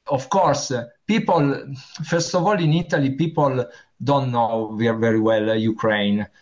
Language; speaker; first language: English; non-native, learner; Italian